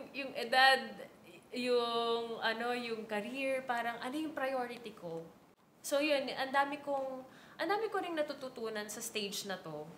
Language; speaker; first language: Filipino; native; Filipino